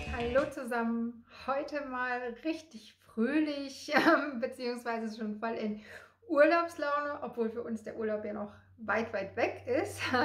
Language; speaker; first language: German; native; German